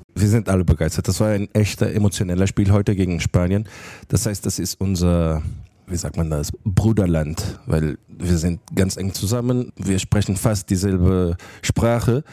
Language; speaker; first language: German; non-native, learner; Portuguese